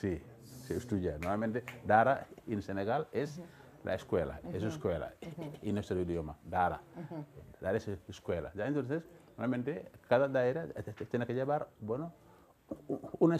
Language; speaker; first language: Spanish; non-native, fluent; Wolof